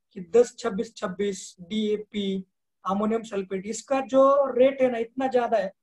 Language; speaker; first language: Hindi; non-native, local second language; Marathi